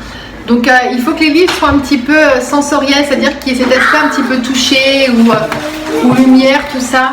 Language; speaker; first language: French; native; French